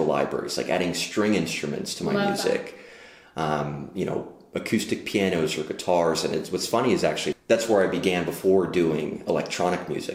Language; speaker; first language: English; native; English